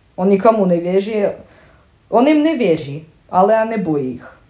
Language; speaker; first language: Czech; non-native, learner; Russian